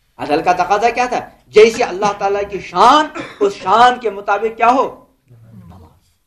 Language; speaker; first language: Urdu; non-native, local second language; Kashmiri